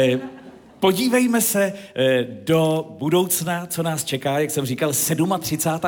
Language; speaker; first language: Czech; native; Czech